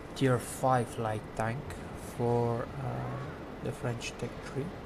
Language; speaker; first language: English; non-native, fluent; Bulgarian